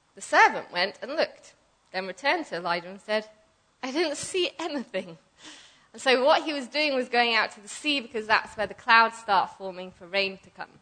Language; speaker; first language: English; native; English